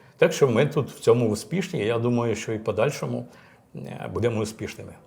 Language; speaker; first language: Ukrainian; native; Ukrainian